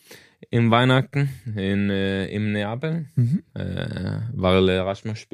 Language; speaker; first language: German; non-native, learner; Danish